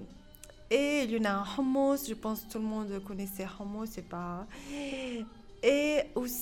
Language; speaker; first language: French; non-native, fluent; Arabic